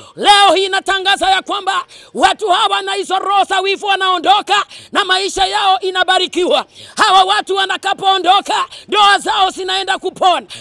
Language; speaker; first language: Swahili; non-native, local second language; Luyia